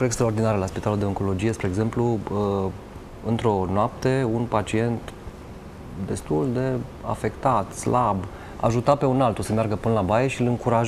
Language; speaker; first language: Romanian; native; Romanian